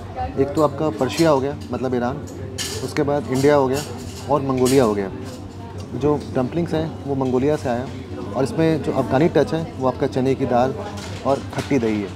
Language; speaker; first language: Hindi; native; Hindi